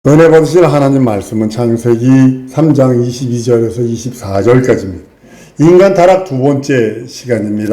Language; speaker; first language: Korean; native; Korean